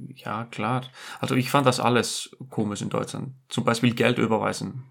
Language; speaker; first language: German; non-native, fluent; Icelandic